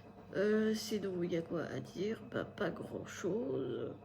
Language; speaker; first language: French; native; French